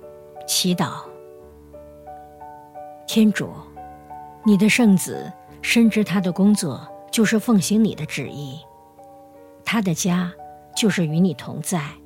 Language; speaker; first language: Chinese; native; Chinese